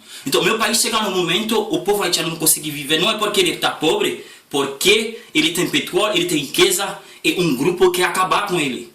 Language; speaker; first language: Portuguese; non-native, learner; Haitian Creole